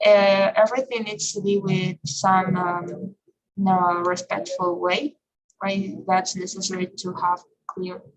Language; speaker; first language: English; non-native, fluent; Spanish